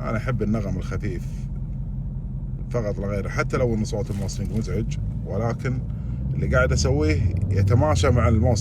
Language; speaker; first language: Arabic; native; Arabic